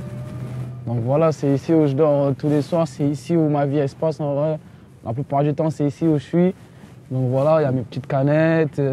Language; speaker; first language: French; early bilingual, other home language; Portuguese